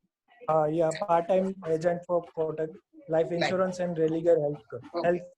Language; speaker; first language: English; non-native, learner; Gujarati